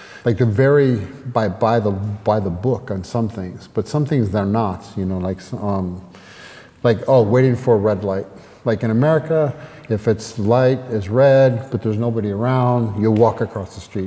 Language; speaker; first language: English; native; English